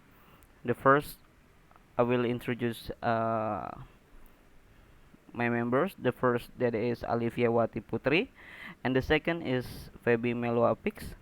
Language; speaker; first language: English; non-native, learner; Indonesian